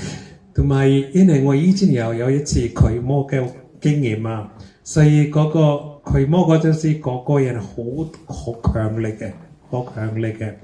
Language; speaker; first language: Cantonese; early bilingual, heritage; Cantonese